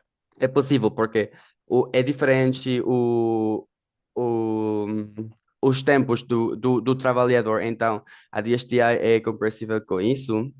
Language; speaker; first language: Portuguese; non-native, fluent; Spanish